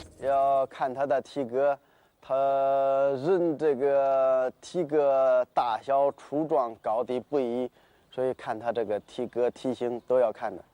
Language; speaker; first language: Chinese; native; Chinese